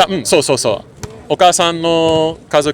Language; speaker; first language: Japanese; non-native, learner; English